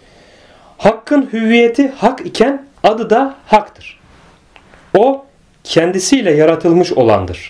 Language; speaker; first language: Turkish; native; Turkish